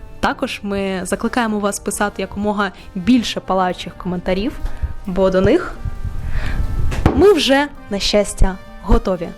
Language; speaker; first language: Ukrainian; native; Ukrainian